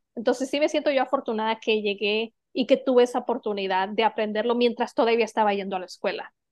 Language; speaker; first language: Spanish; native; Spanish